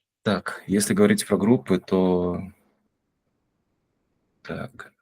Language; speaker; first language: Russian; native; Russian